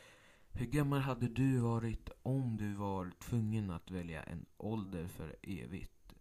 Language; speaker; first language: Swedish; early bilingual, other home language; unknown